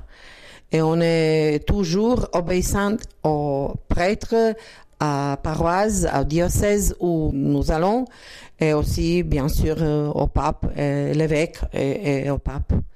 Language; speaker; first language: French; non-native, learner; Croatian